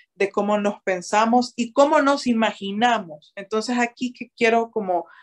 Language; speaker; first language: Spanish; native; Spanish